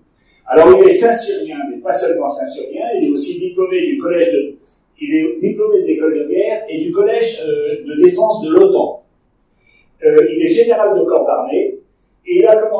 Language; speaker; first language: French; native; French